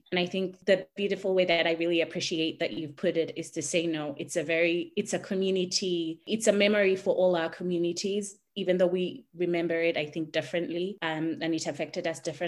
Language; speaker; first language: English; non-native, local second language; Ganda